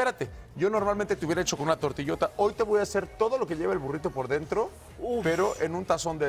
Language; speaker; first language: Spanish; native; Spanish